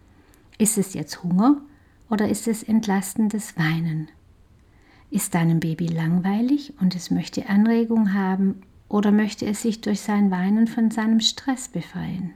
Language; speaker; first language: German; native; German